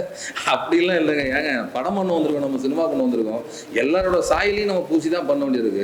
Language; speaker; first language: Tamil; native; Tamil